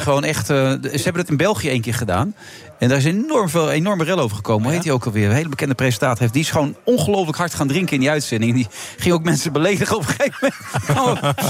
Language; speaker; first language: Dutch; native; Dutch